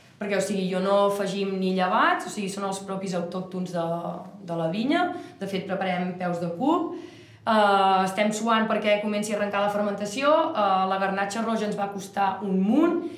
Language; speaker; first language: Catalan; native; Catalan